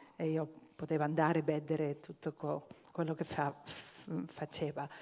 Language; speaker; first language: Italian; non-native, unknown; Catalan